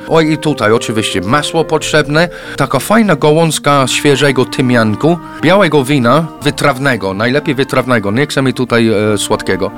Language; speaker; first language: Polish; non-native, fluent; English